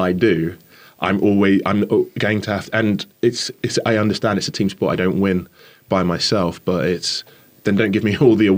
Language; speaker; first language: English; native; English